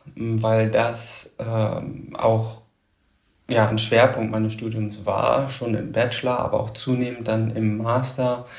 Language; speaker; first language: German; native; German